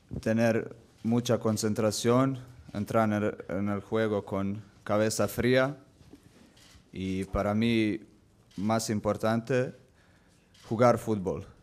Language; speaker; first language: Spanish; non-native, learner; Croatian